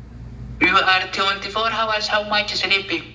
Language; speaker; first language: English; non-native, learner; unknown